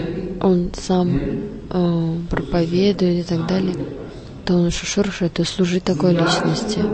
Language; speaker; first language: Russian; non-native, learner; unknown